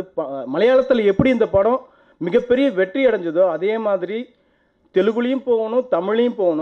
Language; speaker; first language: Tamil; native; Tamil